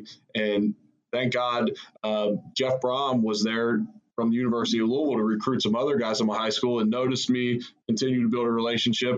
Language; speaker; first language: English; native; English